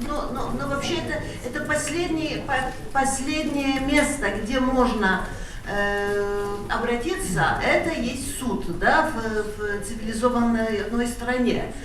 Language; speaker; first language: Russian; non-native, fluent; Polish